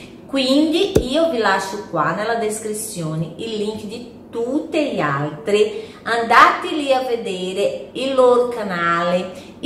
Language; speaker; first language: Italian; non-native, fluent; Portuguese